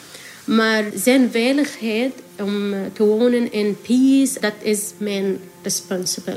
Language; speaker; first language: Dutch; non-native, learner; Arabic